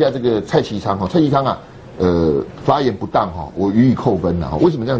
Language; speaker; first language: Chinese; native; Chinese